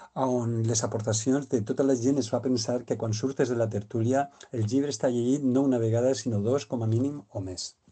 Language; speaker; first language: Catalan; non-native, local second language; Spanish